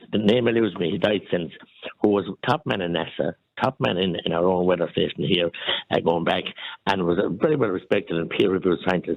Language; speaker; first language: English; native; English